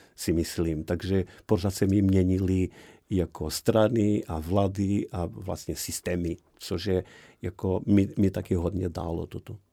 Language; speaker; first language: Czech; non-native, fluent; Portuguese